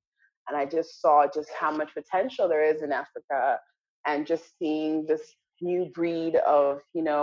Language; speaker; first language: English; native; English